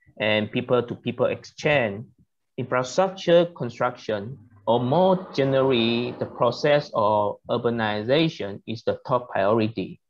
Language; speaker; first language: English; non-native, learner; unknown